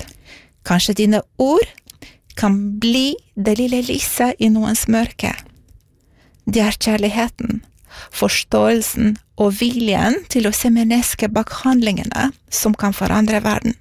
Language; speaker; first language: Norwegian; non-native, fluent; Romanian